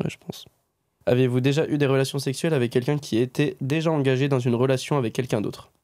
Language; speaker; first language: French; native; French